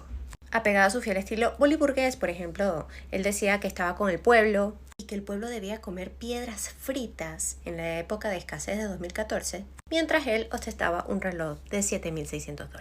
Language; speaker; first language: Spanish; native; Spanish